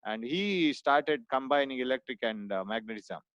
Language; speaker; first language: English; non-native, local second language; Kannada